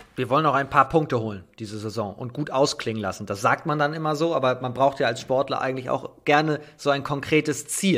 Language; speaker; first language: German; native; German